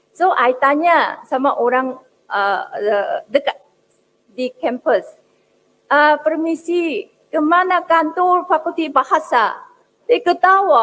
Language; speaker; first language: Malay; non-native, fluent; Korean